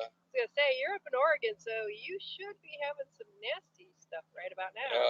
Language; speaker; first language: English; native; English